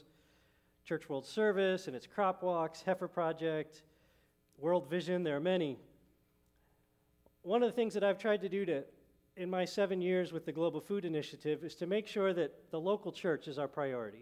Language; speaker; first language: English; native; English